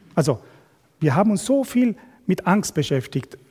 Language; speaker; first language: German; non-native, fluent; Spanish